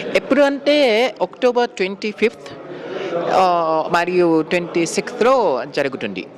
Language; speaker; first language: Telugu; non-native, learner; Japanese